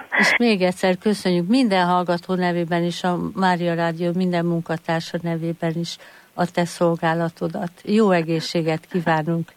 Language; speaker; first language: Hungarian; native; Hungarian